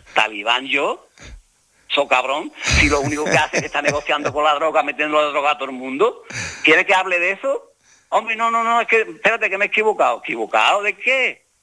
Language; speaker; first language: Spanish; native; Spanish